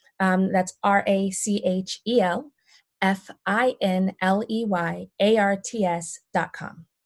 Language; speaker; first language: English; native; English